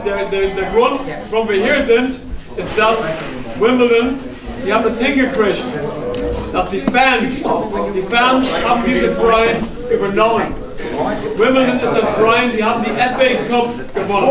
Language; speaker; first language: German; non-native, fluent; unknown